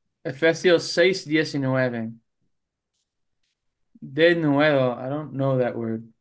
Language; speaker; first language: English; native; English